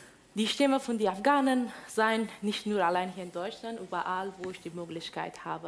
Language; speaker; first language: German; non-native, fluent; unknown